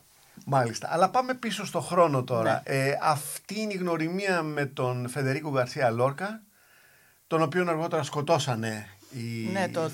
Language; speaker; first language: Greek; native; Greek